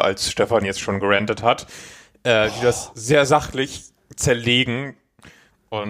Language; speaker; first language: German; native; German